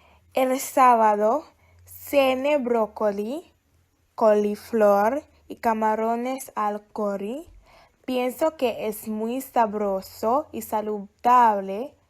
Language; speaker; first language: Spanish; non-native, learner; English